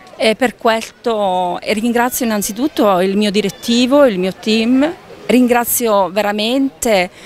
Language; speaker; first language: Italian; native; Italian